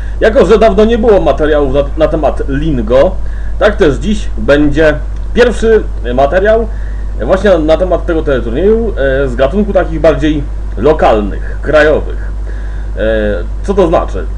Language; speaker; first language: Polish; native; Polish